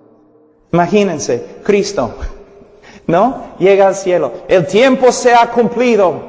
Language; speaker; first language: Spanish; non-native, fluent; English